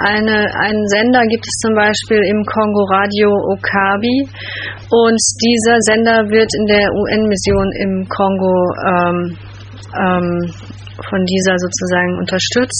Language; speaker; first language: German; native; German